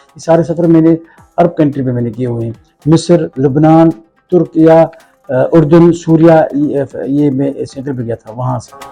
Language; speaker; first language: Urdu; early bilingual, heritage; Urdu